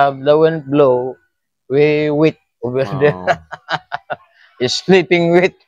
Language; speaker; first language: English; non-native, learner; Filipino